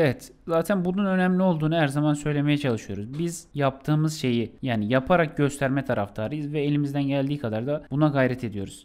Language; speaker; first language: Turkish; native; Turkish